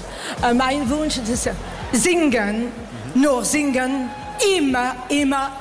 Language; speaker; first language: German; non-native, learner; French